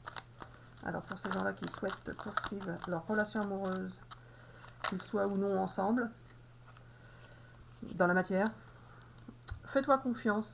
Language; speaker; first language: French; native; French